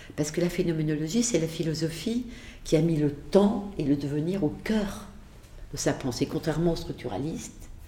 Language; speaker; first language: French; native; French